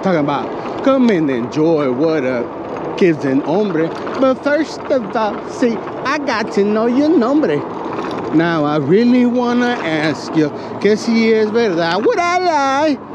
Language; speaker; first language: English; early bilingual, other home language; Spanish